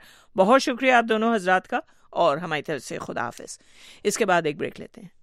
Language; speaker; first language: Urdu; native; Urdu